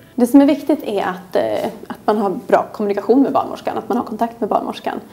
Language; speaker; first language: Swedish; native; Swedish